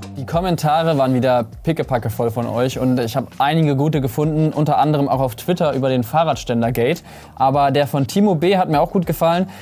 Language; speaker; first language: German; native; German